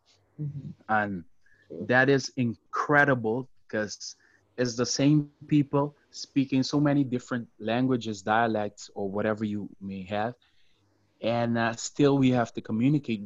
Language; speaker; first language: English; non-native, fluent; Papiamento